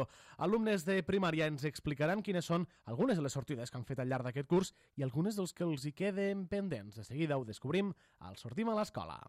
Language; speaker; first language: Catalan; native; Catalan